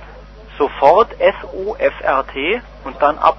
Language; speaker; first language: German; native; German